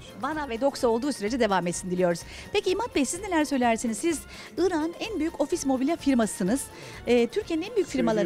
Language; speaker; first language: Turkish; native; Turkish